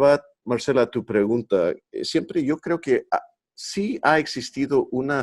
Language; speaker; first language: Spanish; early bilingual, heritage; Spanish